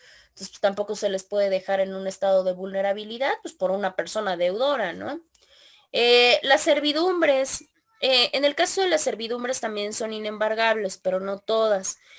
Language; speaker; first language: Spanish; native; Spanish